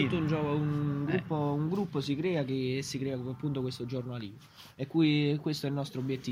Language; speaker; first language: Italian; native; Italian